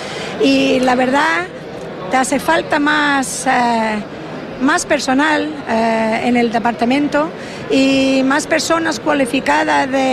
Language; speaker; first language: Spanish; non-native, fluent; English